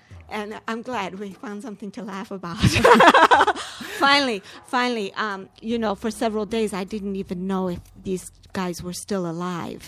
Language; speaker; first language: English; native; English